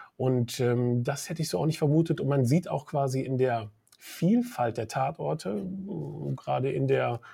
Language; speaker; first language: German; native; German